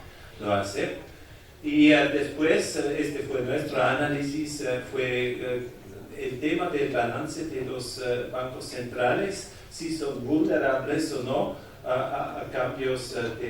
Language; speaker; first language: Spanish; non-native, fluent; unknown